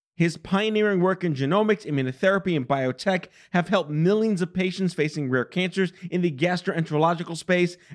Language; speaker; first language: English; native; English